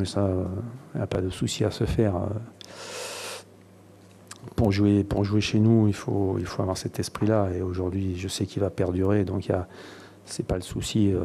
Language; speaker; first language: French; native; French